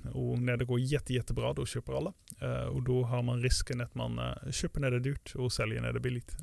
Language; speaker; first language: Swedish; non-native, fluent; Dutch